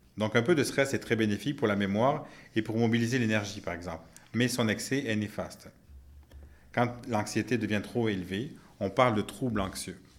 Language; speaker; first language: French; native; French